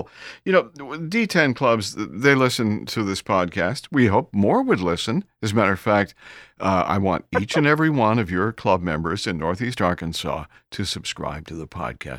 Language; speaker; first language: English; native; English